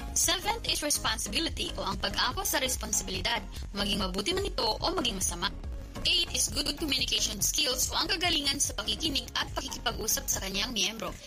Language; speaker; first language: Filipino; non-native, local second language; Hiligaynon